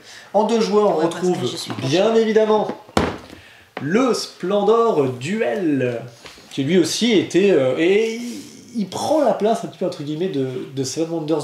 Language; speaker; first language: French; native; French